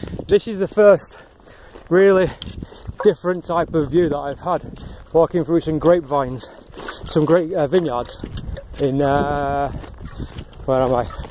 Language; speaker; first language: English; native; English